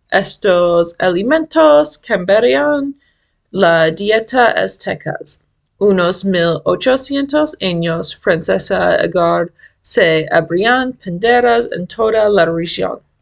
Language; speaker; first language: Spanish; non-native, learner; English